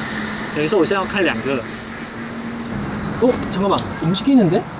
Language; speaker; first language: Korean; non-native, fluent; Chinese